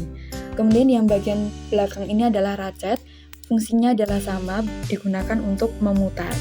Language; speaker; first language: Indonesian; native; Indonesian